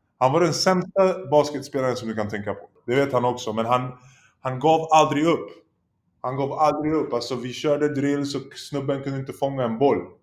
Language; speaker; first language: Swedish; early bilingual, other home language; Polish